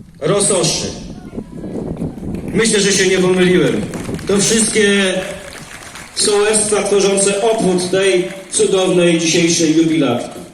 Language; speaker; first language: Polish; native; Polish